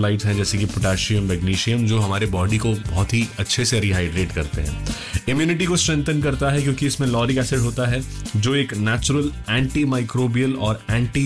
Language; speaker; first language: Hindi; non-native, local second language; Malayalam